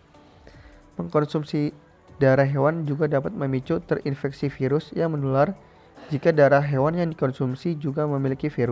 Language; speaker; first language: Indonesian; native; Indonesian